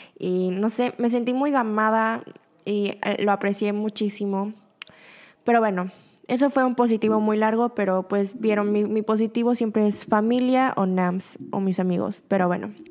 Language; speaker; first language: Spanish; early bilingual, other home language; Korean